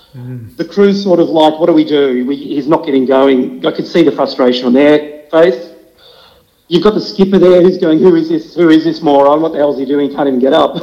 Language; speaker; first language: English; native; English